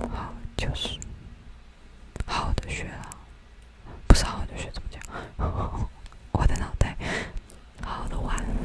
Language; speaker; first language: Chinese; early bilingual, heritage; Chinese